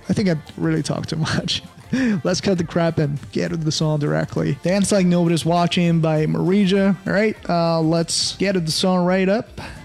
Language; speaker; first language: English; non-native, fluent; Chinese